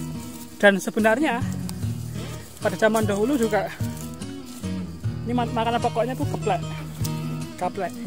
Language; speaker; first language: Indonesian; native; Indonesian